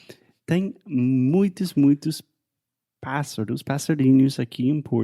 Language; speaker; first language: Portuguese; non-native, fluent; English